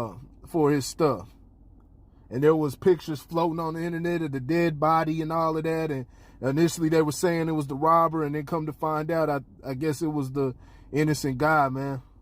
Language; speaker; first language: English; native; English